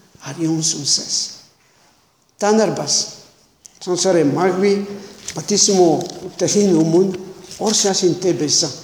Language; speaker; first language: Mongolian; non-native, learner; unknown